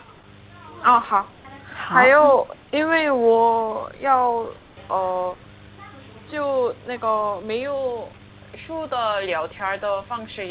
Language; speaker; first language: Chinese; non-native, learner; Korean